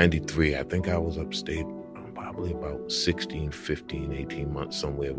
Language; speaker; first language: English; native; English